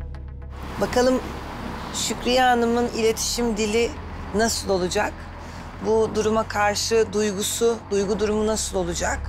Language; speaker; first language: Turkish; native; Turkish